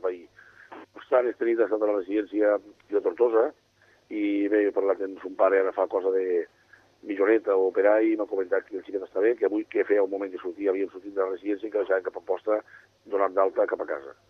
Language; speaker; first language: Catalan; native; Catalan